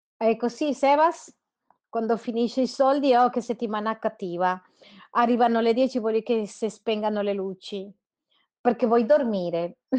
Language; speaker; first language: Italian; non-native, fluent; Spanish